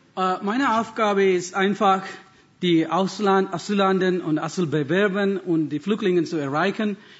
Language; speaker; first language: German; non-native, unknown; Tamil